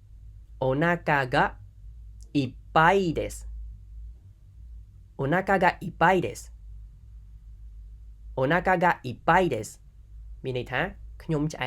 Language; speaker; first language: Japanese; non-native, fluent; Khmer